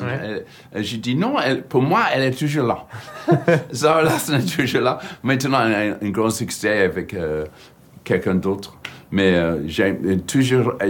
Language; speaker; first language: French; non-native, fluent; English